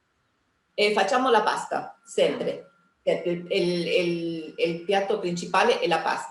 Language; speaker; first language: Italian; early bilingual, heritage; Spanish